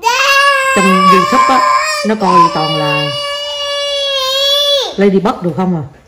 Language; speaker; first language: Vietnamese; native; Vietnamese